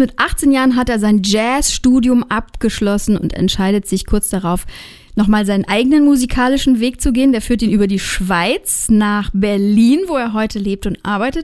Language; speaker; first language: German; native; German